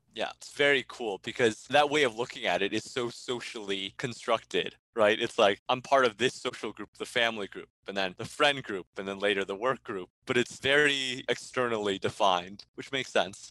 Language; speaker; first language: English; early bilingual, other home language; Chinese